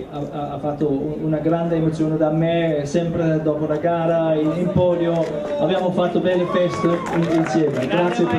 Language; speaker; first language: Italian; non-native, learner; German